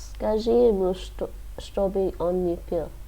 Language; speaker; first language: Russian; non-native, learner; English